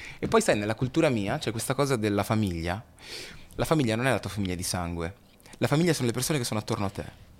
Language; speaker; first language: Italian; early bilingual, other home language; Lingala